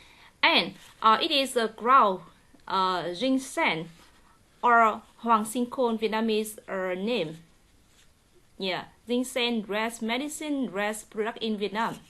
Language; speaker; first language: English; non-native, learner; Vietnamese